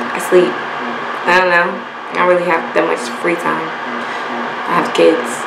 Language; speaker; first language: English; native; English